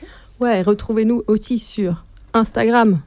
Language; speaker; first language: French; native; French